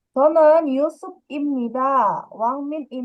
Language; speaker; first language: Korean; non-native, fluent; Indonesian